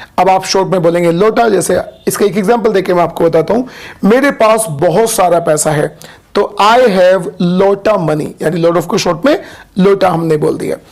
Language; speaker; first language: Hindi; native; Hindi